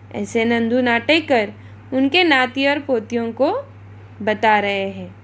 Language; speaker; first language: Hindi; non-native, local second language; Marathi